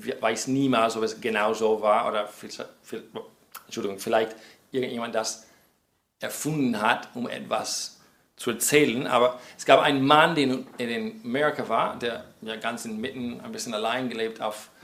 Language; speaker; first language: German; non-native, fluent; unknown